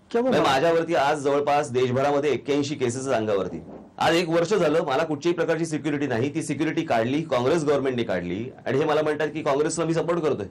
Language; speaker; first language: Marathi; native; Marathi